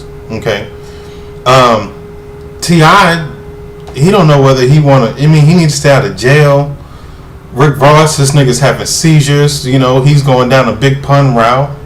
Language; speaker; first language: English; native; English